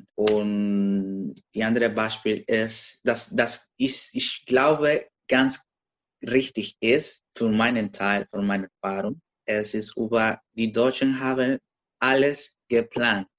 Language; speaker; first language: German; non-native, learner; Spanish